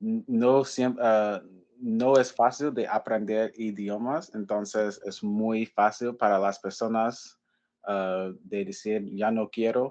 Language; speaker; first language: Spanish; non-native, fluent; English